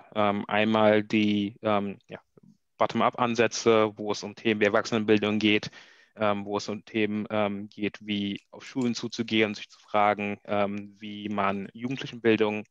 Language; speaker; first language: German; native; German